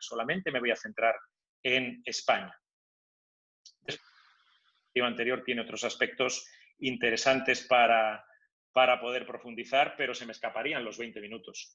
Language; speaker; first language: Spanish; native; Spanish